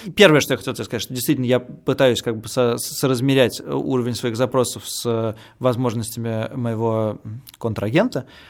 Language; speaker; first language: Russian; native; Russian